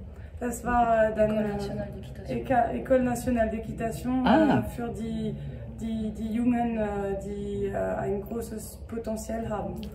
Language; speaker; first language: German; non-native, fluent; French